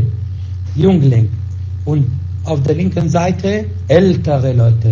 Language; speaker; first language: German; non-native, fluent; Arabic